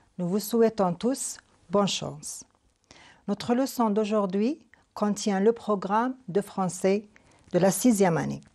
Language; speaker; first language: French; non-native, local second language; Arabic